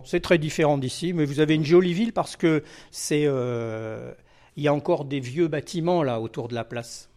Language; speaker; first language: French; native; French